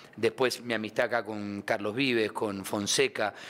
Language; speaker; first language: Spanish; native; Spanish